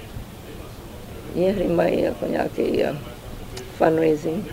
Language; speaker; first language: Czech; early bilingual, heritage; Czech